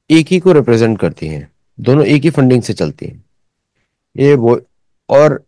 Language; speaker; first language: Hindi; native; Hindi